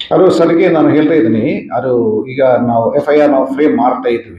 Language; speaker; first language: Kannada; non-native, fluent; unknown